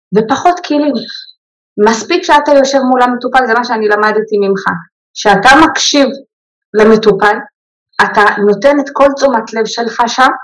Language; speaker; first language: Hebrew; early bilingual, other home language; Amharic